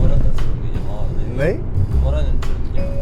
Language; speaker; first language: Turkish; native; Turkish